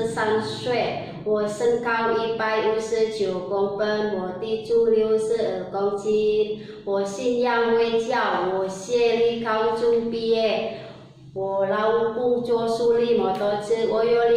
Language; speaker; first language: Chinese; non-native, learner; Indonesian